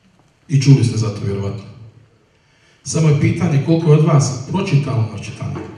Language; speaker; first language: Bosnian; native; Bosnian